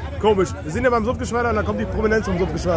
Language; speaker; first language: German; native; German